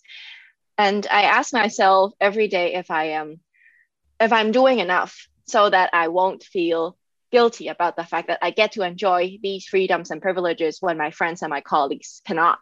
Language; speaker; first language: English; non-native, local second language; Cantonese